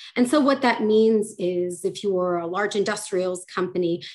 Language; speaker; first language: English; native; English